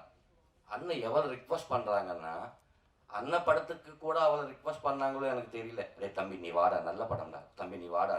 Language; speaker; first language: Tamil; non-native, learner; Telugu